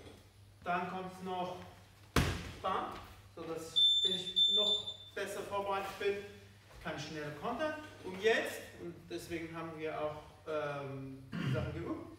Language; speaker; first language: German; non-native, fluent; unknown